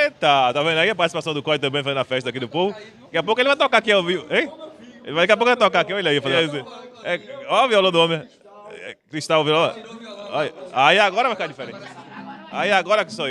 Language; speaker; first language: Portuguese; native; Portuguese